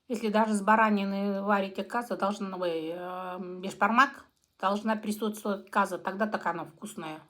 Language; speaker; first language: Russian; non-native, local second language; Kazakh